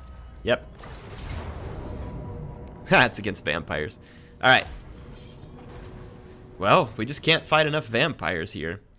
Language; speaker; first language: English; native; English